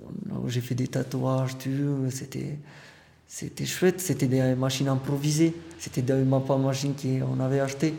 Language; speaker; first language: French; non-native, fluent; Romanian